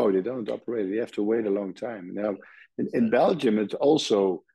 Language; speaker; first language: English; non-native, fluent; Dutch